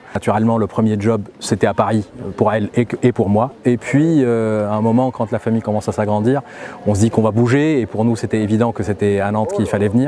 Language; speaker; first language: French; non-native, local second language; Arabic